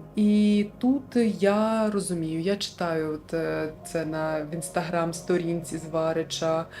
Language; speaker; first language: Ukrainian; non-native, local second language; Russian